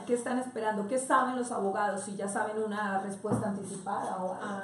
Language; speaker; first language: Spanish; native; Spanish